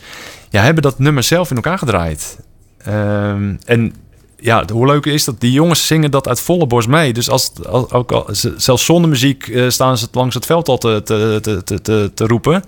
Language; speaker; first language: Dutch; native; Dutch